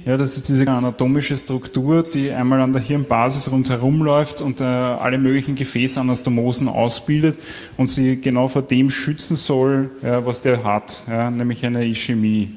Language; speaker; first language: German; native; German